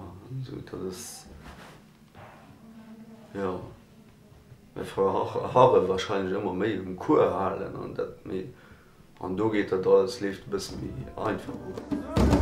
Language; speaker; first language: German; non-native, local second language; Luxembourgish